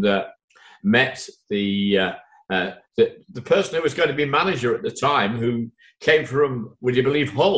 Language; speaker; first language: English; native; English